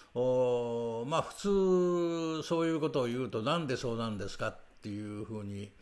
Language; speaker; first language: Japanese; native; Japanese